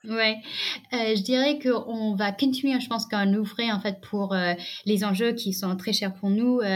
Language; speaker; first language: French; non-native, fluent; English